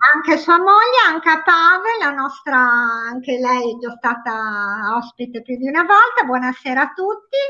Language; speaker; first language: Italian; native; Italian